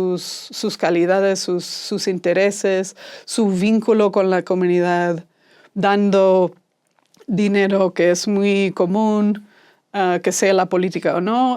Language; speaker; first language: Spanish; non-native, fluent; English